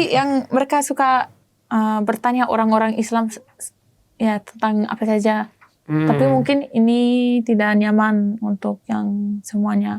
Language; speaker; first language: Indonesian; non-native, learner; German